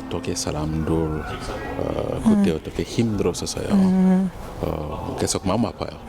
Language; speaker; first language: Korean; non-native, learner; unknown